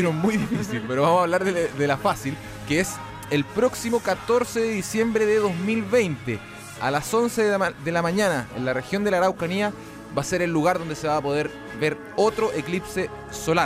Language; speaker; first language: Spanish; native; Spanish